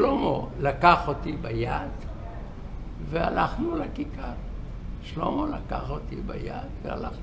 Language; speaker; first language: Hebrew; non-native, fluent; Yiddish